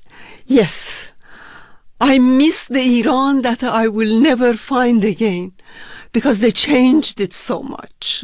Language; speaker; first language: English; non-native, fluent; Persian